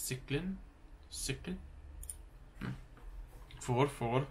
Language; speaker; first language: Norwegian; non-native, learner; English